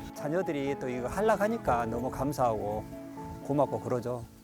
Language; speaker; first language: Korean; native; Korean